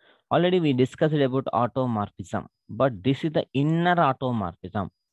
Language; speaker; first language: English; non-native, local second language; Telugu